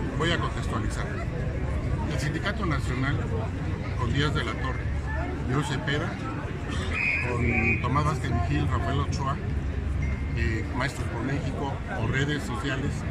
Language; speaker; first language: Spanish; native; Spanish